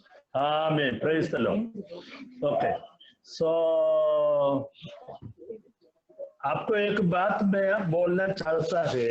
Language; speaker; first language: Hindi; non-native, local second language; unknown